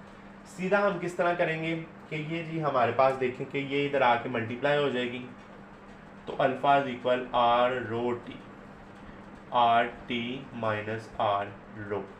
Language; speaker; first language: Hindi; non-native, local second language; Punjabi